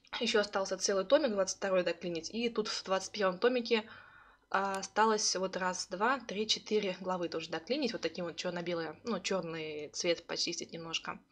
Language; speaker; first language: Russian; early bilingual, heritage; Russian